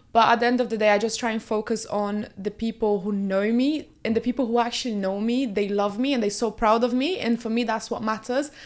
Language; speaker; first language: English; early bilingual, other home language; Portuguese